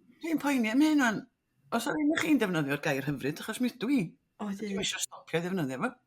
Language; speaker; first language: Welsh; native; Welsh